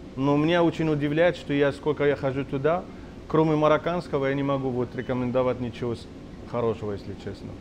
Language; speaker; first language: Russian; non-native, fluent; Arabic